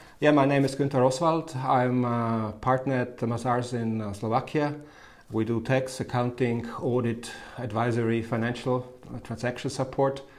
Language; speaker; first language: English; non-native, fluent; German